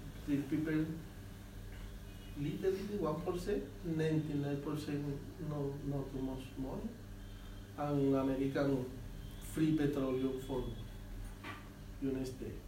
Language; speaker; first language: English; non-native, learner; Spanish